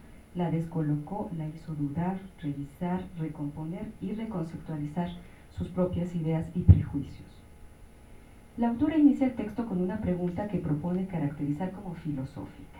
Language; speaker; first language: Spanish; native; Spanish